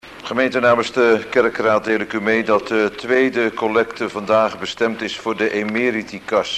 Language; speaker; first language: Dutch; native; Dutch